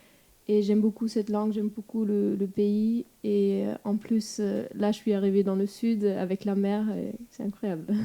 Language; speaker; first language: French; non-native, fluent; German